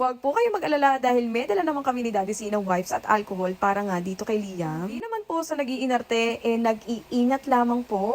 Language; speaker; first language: Filipino; native; Filipino